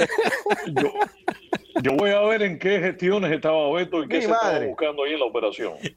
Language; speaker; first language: Spanish; native; Spanish